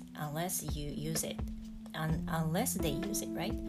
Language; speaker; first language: English; non-native, fluent; Japanese